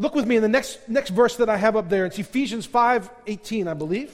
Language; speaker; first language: English; native; English